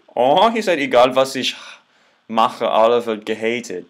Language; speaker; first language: German; non-native, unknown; English